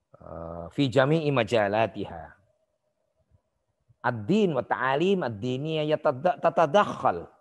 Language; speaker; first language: Arabic; non-native, fluent; Indonesian